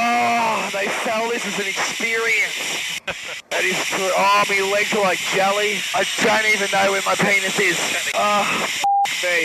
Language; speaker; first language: English; native; English